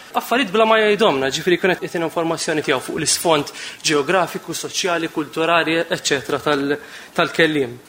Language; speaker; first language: Maltese; native; Maltese